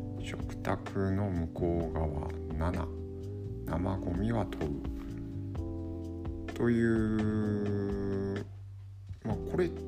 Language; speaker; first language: Japanese; native; Japanese